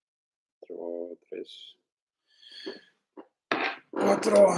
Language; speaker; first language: Spanish; non-native, learner; English